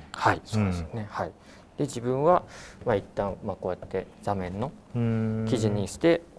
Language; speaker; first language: Japanese; native; Japanese